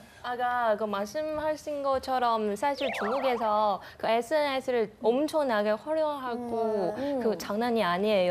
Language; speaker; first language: Korean; non-native, fluent; Chinese